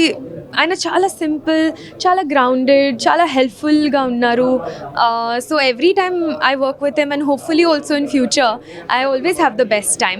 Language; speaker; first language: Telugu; non-native, local second language; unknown